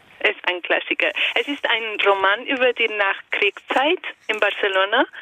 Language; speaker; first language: German; non-native, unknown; Italian